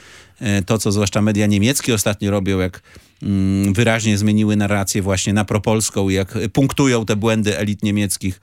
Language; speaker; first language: Polish; native; Polish